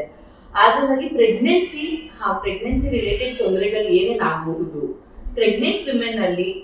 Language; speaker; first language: Kannada; native; Kannada